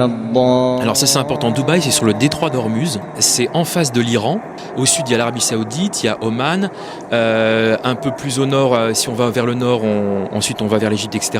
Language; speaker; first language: French; native; French